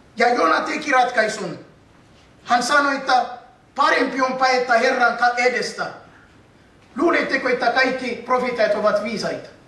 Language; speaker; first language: Finnish; non-native, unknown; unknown